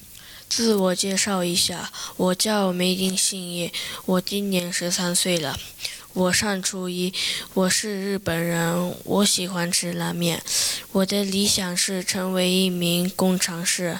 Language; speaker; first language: Chinese; non-native, learner; Japanese